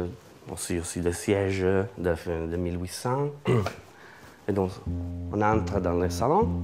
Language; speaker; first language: French; non-native, learner; Italian